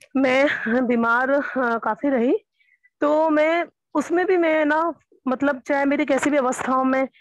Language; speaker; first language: Hindi; native; Hindi